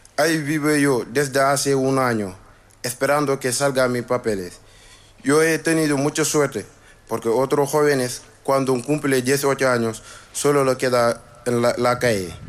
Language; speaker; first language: Spanish; non-native, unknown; Wolof